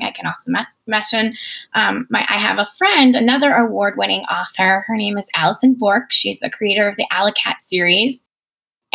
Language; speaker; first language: English; native; English